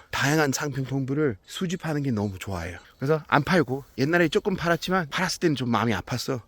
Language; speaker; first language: Korean; non-native, fluent; English